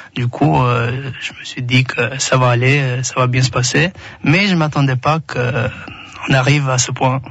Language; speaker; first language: French; non-native, fluent; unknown